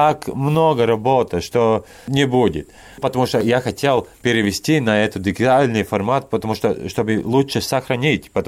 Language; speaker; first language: Russian; non-native, learner; Latvian